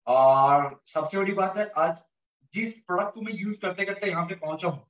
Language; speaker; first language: Hindi; native; Hindi